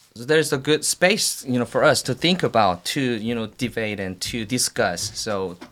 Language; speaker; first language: English; non-native, fluent; Korean